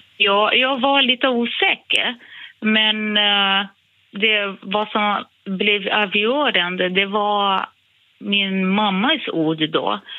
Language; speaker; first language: Swedish; non-native, fluent; Portuguese